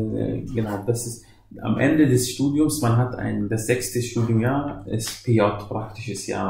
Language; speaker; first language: German; non-native, fluent; Arabic